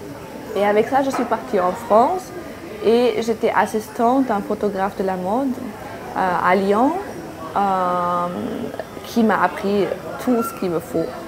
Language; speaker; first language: French; non-native, fluent; German